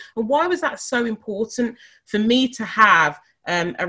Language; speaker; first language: English; native; English